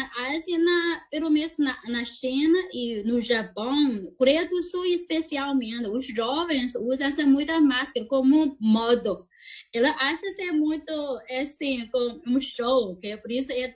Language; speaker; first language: Portuguese; non-native, fluent; Chinese